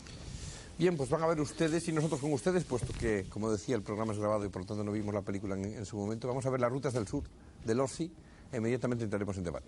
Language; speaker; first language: Spanish; native; Spanish